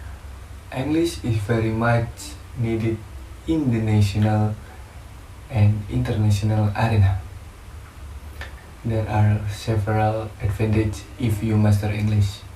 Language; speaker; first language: English; non-native, learner; Indonesian